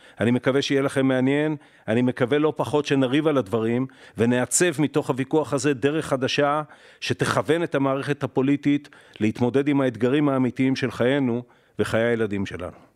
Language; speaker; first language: Hebrew; native; Hebrew